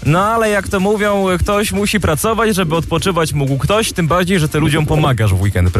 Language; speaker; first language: Polish; native; Polish